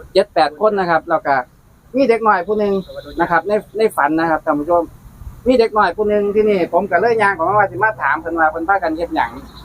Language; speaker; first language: Thai; native; Thai